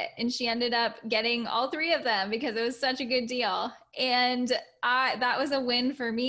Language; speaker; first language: English; native; English